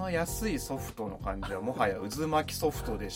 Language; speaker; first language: Japanese; native; Japanese